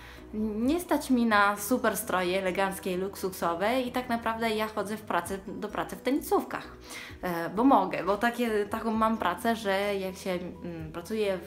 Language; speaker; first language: Polish; early bilingual, heritage; Polish